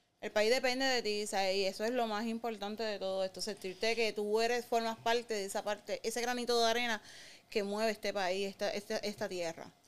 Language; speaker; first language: Spanish; native; Spanish